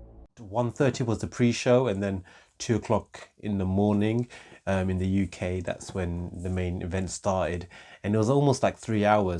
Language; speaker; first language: English; native; English